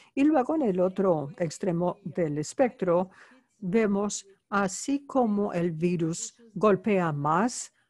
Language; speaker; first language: Spanish; non-native, fluent; Bulgarian